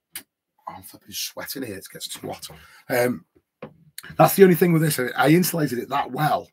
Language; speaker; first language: English; native; English